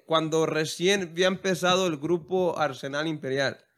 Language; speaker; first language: Spanish; early bilingual, heritage; Spanish